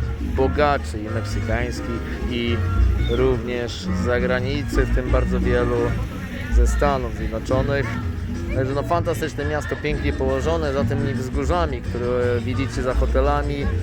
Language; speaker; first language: Polish; native; Polish